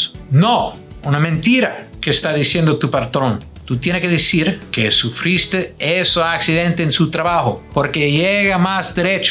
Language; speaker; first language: Spanish; non-native, fluent; English